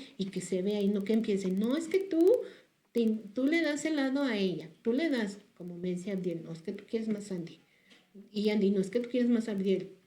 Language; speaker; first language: Spanish; native; Spanish